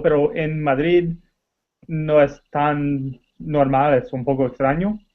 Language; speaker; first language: Spanish; non-native, learner; English